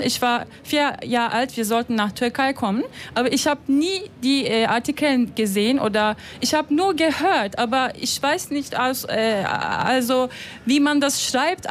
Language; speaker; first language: German; non-native, learner; Turkish